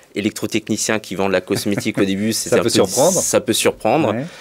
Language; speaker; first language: French; native; French